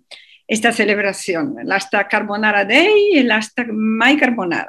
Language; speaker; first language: Spanish; non-native, fluent; Italian